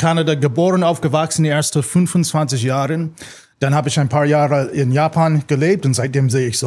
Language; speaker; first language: German; non-native, fluent; English